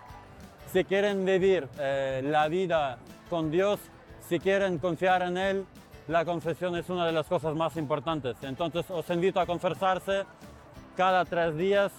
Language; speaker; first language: Spanish; non-native, fluent; Ukrainian